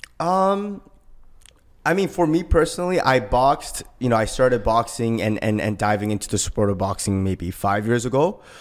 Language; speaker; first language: English; early bilingual, other home language; Korean